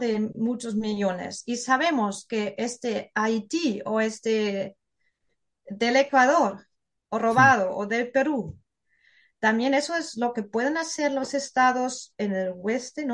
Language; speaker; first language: Spanish; non-native, fluent; German